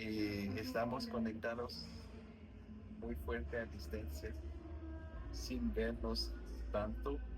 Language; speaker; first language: Spanish; non-native, learner; French